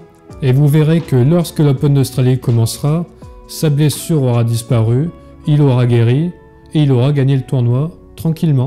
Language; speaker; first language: French; native; French